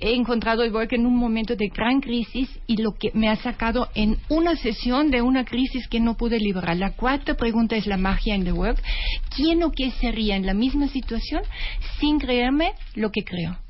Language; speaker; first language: Spanish; non-native, fluent; German